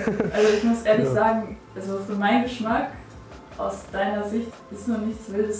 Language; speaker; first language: German; native; German